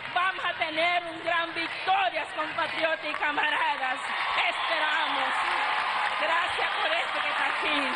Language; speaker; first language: Spanish; non-native, local second language; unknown